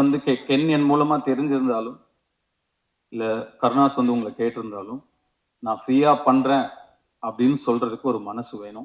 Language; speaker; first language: Tamil; native; Tamil